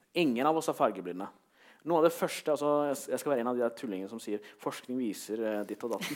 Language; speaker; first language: Norwegian; early bilingual, other home language; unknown